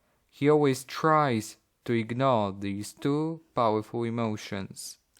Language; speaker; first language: English; non-native, fluent; Polish